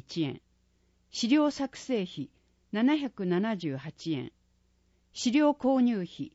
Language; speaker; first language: Japanese; native; Japanese